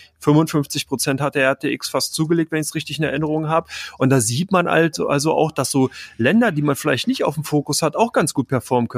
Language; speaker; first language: German; native; German